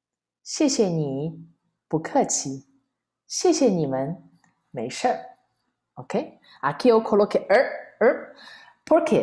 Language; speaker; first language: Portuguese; non-native, fluent; Chinese